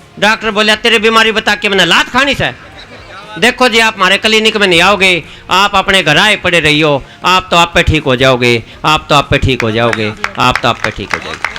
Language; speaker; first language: Hindi; native; Hindi